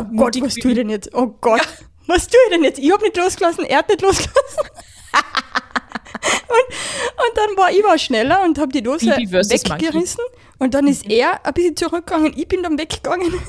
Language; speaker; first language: German; native; German